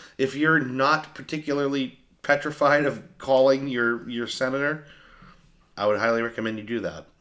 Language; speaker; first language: English; native; English